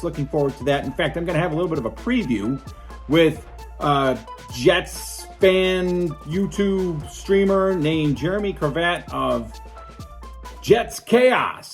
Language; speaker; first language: English; native; English